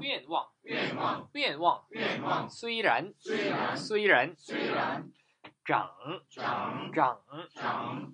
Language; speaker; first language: Chinese; non-native, fluent; Korean